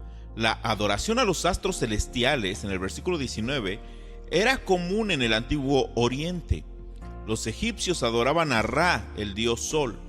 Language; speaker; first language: Spanish; native; Spanish